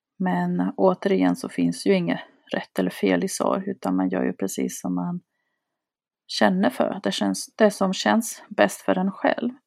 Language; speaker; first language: Swedish; early bilingual, other home language; Spanish